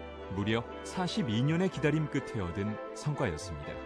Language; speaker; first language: Korean; native; Korean